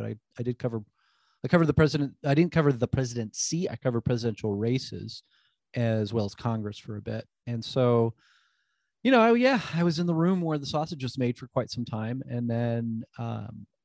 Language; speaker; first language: English; native; English